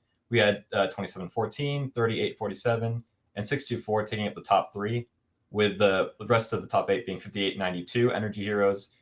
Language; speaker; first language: English; native; English